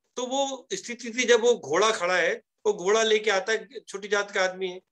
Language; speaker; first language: Hindi; native; Hindi